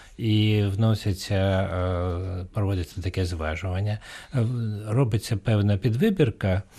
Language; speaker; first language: Ukrainian; native; Ukrainian